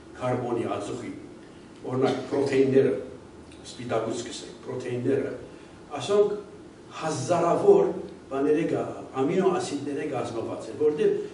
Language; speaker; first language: Armenian; early bilingual, heritage; Armenian